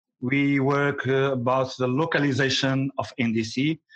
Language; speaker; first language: English; non-native, learner; Arabic